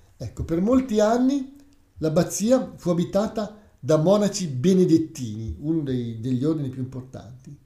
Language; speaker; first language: Italian; native; Italian